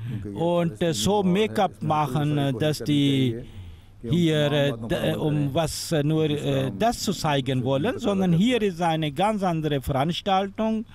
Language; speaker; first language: German; non-native, fluent; Urdu